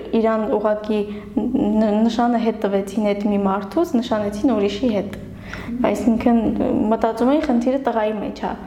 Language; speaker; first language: Armenian; non-native, local second language; Kurdish